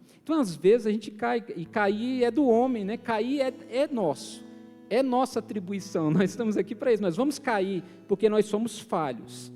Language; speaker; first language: Portuguese; native; Portuguese